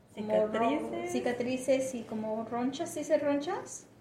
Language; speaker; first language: Spanish; early bilingual, heritage; Spanish